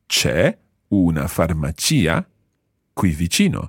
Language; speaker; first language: Italian; non-native, fluent; English